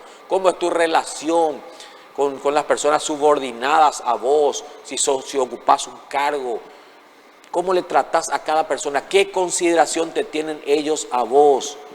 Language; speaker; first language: Spanish; native; Spanish